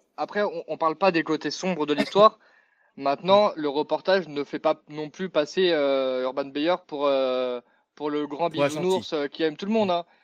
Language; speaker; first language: French; native; French